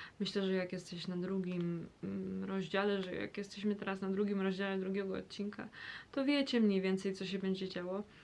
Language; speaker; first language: Polish; early bilingual, heritage; Polish